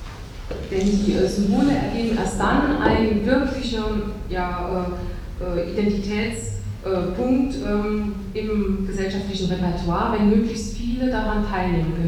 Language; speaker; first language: German; native; German